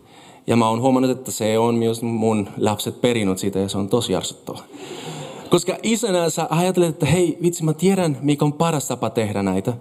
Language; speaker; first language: Finnish; non-native, fluent; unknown